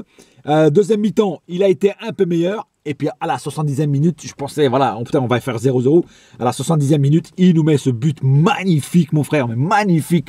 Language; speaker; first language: French; native; French